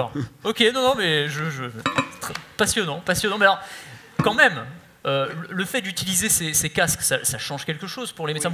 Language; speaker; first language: French; native; French